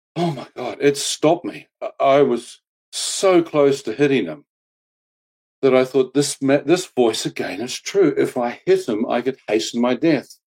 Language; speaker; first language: English; native; English